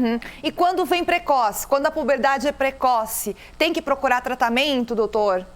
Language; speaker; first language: Portuguese; native; Portuguese